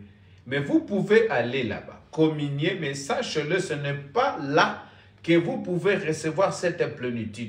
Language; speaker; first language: French; non-native, local second language; Lingala